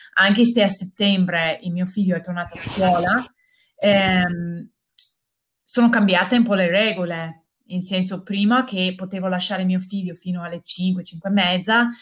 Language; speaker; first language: Italian; non-native, fluent; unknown